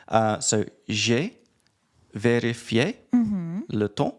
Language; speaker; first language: French; non-native, learner; English